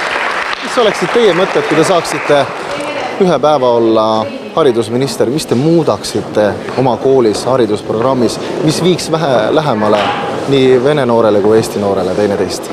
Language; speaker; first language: Estonian; native; Estonian